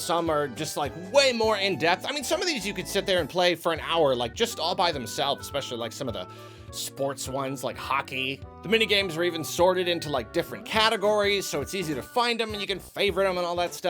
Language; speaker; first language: English; native; English